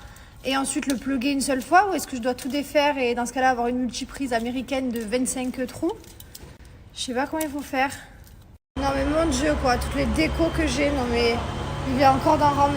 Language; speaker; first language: French; native; French